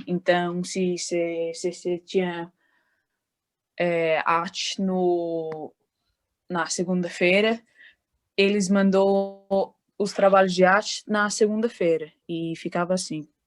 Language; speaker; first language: Portuguese; early bilingual, heritage; Portuguese